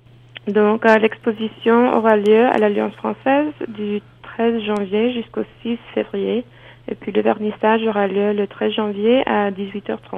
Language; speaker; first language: French; non-native, fluent; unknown